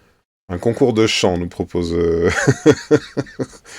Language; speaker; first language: French; native; French